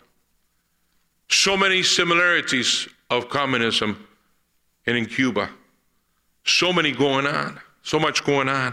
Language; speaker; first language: English; early bilingual, other home language; Spanish